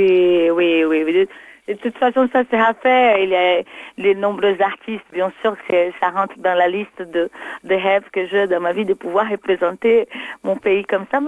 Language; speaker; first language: French; non-native, fluent; Portuguese